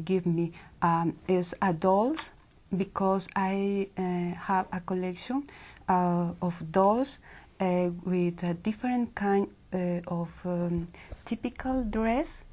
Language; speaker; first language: English; non-native, learner; Spanish